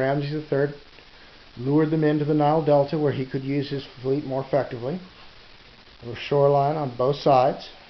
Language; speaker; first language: English; native; English